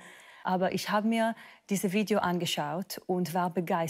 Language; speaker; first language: German; non-native, fluent; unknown